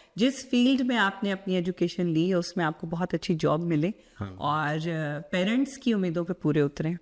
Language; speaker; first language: Urdu; non-native, local second language; Punjabi